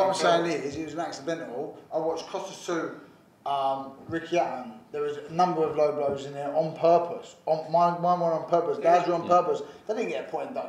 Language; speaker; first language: English; native; English